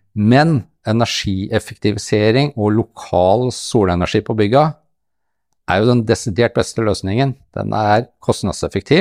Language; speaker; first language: Norwegian; native; Norwegian